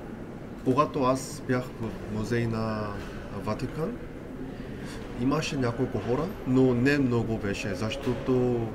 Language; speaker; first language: Bulgarian; non-native, learner; Korean